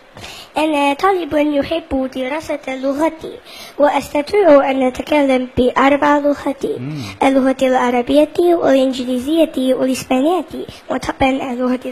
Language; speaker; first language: Arabic; non-native, learner; Chinese